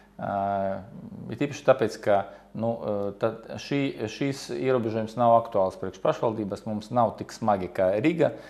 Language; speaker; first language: Latvian; native; Latvian